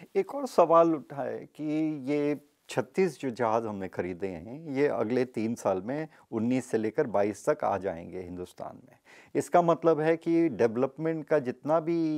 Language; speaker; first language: Hindi; native; Hindi